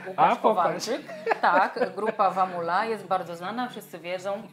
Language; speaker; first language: Polish; non-native, fluent; Portuguese